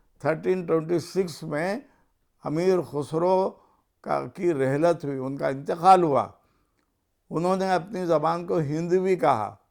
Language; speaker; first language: Urdu; native; Urdu